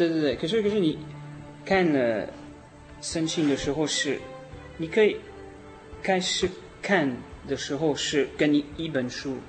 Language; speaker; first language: Chinese; non-native, learner; French